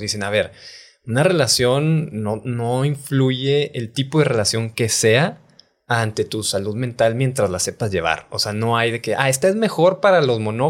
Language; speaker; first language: Spanish; native; Spanish